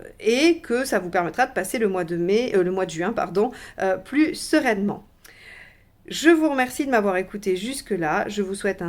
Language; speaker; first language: French; native; French